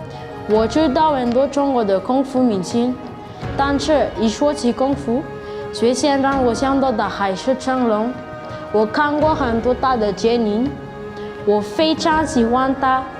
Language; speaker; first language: Chinese; non-native, learner; Malagasy